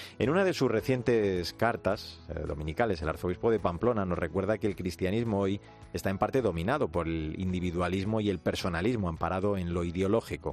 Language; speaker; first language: Spanish; native; Spanish